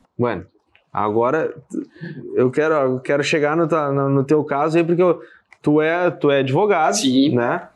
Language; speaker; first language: Portuguese; native; Portuguese